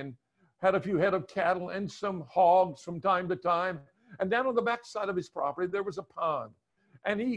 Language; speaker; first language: English; native; English